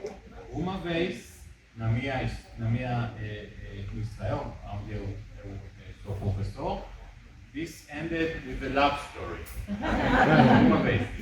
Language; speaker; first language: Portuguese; early bilingual, heritage; Hebrew